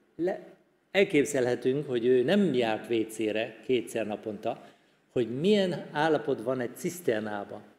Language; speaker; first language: Hungarian; non-native, fluent; German